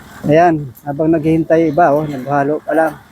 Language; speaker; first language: Filipino; native; Filipino